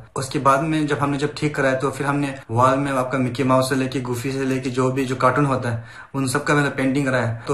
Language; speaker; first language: Hindi; non-native, local second language; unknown